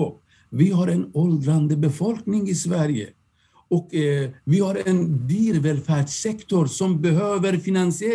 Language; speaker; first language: Swedish; non-native, fluent; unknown